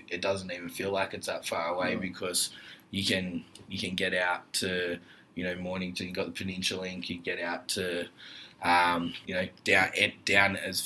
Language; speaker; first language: English; native; English